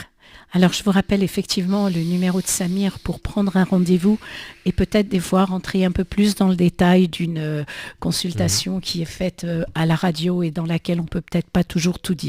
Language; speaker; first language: French; native; French